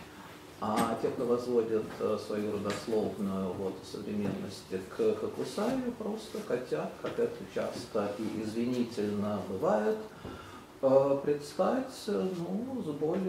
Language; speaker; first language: Russian; native; Russian